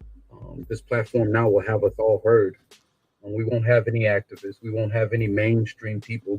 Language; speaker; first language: English; native; English